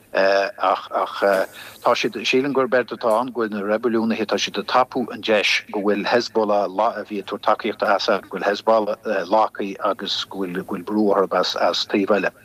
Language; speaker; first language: Irish; native; Irish